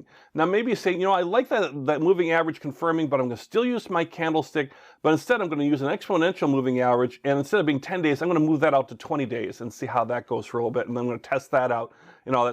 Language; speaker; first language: English; native; English